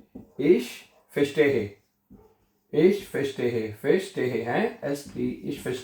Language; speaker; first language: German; non-native, fluent; Urdu